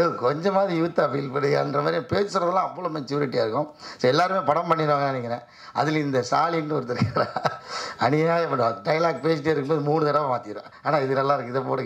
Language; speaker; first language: Tamil; native; Tamil